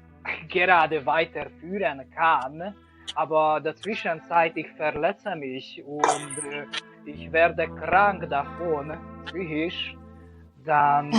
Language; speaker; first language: German; non-native, learner; Hungarian